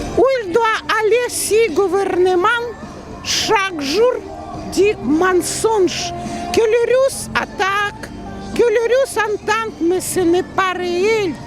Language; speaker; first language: French; non-native, learner; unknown